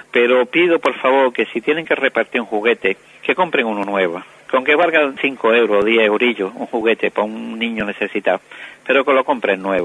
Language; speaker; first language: Spanish; native; Spanish